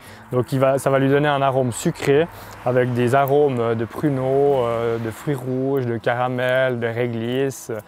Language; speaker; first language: French; native; French